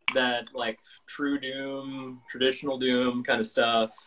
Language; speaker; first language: English; native; English